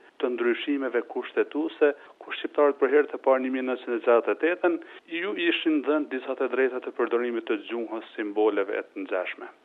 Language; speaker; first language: Albanian; native; Albanian